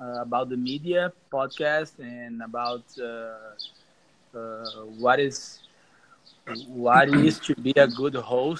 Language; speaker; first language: English; non-native, learner; Portuguese